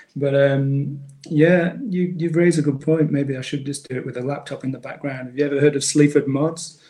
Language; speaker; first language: English; native; English